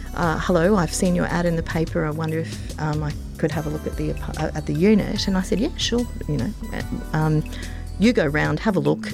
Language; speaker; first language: English; native; English